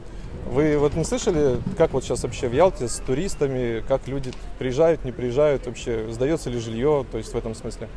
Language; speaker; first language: Russian; native; Russian